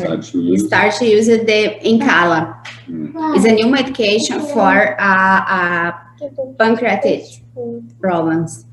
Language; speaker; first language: English; non-native, learner; Portuguese